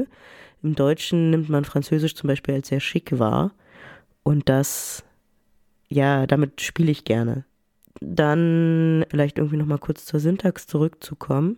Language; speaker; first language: German; early bilingual, other home language; French